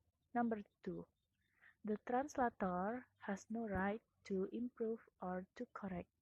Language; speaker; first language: English; non-native, learner; Indonesian